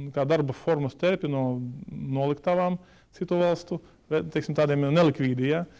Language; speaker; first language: Latvian; native; Latvian